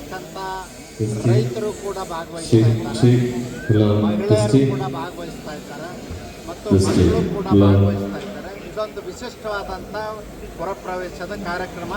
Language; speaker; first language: Kannada; native; Kannada